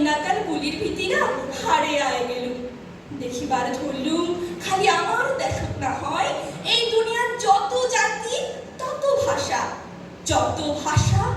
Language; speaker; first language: Bangla; non-native, local second language; Rangpuri